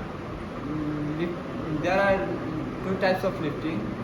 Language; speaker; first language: English; non-native, local second language; Sylheti